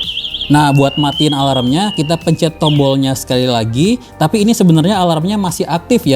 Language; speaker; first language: Indonesian; native; Indonesian